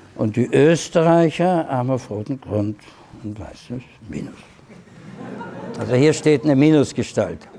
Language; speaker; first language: German; native; German